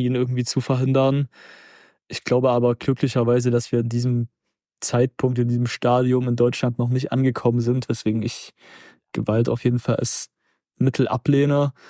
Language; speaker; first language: German; native; German